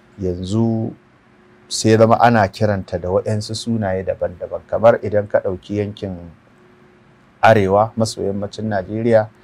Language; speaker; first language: Hausa; native; Hausa